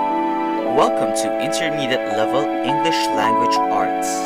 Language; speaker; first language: English; non-native, local second language; Filipino